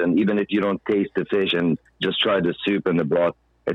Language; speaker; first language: English; non-native, fluent; Ukrainian